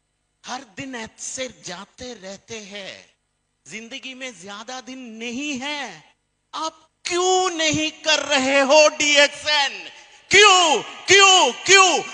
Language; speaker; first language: Hindi; non-native, fluent; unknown